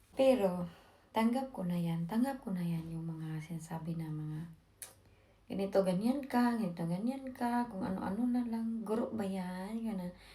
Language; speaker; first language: Filipino; non-native, local second language; Cebuano